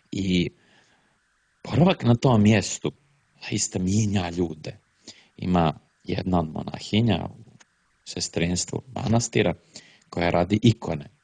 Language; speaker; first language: Serbian; native; Serbian